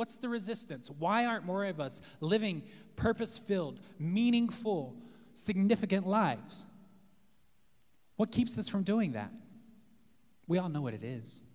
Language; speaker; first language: English; native; English